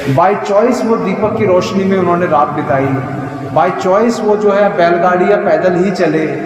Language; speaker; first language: Hindi; native; Hindi